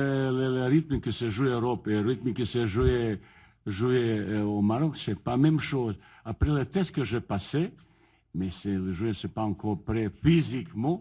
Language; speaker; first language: French; non-native, learner; Bosnian